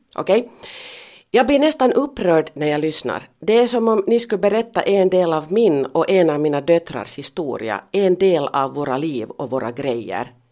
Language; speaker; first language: Swedish; non-native, local second language; Finnish